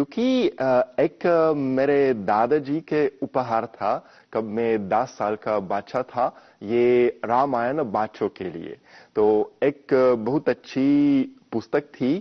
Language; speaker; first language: Hindi; non-native, fluent; Russian